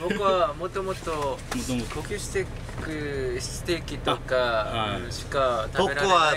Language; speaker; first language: Japanese; non-native, learner; Korean